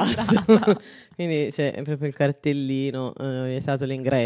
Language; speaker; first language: Italian; native; Italian